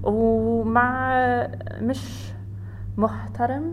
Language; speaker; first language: Arabic; non-native, learner; English